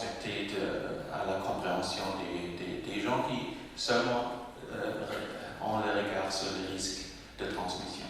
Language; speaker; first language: French; non-native, local second language; German